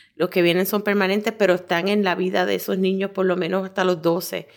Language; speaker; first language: Spanish; native; Spanish